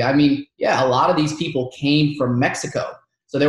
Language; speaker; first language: English; early bilingual, other home language; Arabic